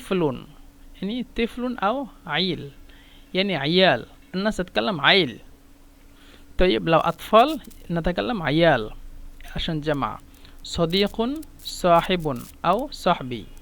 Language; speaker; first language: Arabic; non-native, fluent; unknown